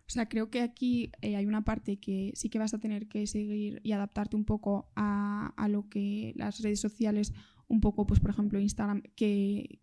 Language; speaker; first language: Spanish; native; Spanish